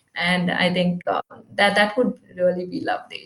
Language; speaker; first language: English; non-native, local second language; Kannada